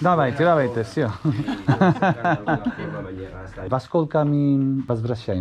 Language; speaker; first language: Russian; non-native, learner; Spanish